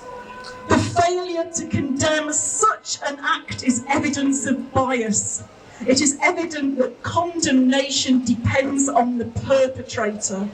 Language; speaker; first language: English; native; English